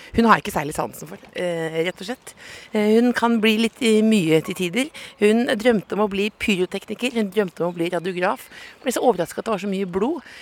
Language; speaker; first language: Norwegian; native; Norwegian